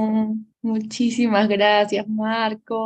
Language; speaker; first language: Spanish; native; Spanish